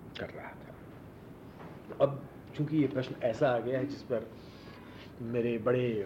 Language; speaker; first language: Hindi; non-native, local second language; Marwari